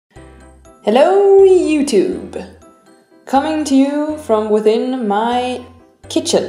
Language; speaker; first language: English; non-native, fluent; Swedish